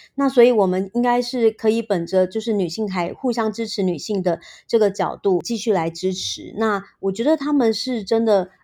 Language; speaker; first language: Chinese; native; Chinese